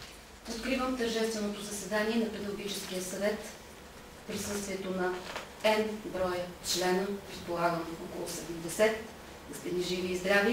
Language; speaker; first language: Bulgarian; native; Bulgarian